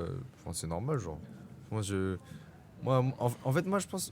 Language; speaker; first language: French; native; French